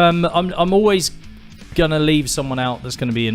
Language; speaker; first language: English; native; English